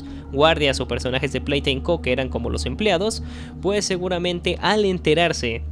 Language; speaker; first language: Spanish; native; Spanish